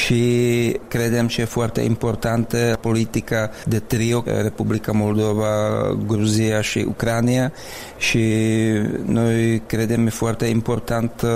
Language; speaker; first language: Romanian; non-native, learner; Czech